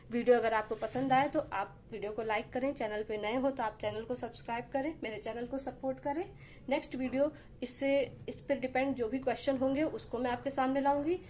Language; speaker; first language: Hindi; native; Hindi